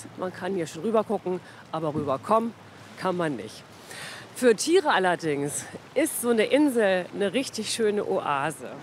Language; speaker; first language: German; native; German